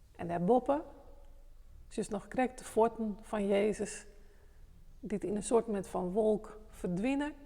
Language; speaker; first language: Dutch; non-native, local second language; Western Frisian